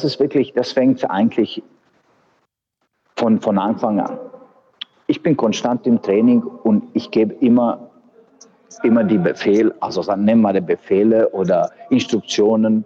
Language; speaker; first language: German; non-native, fluent; Bosnian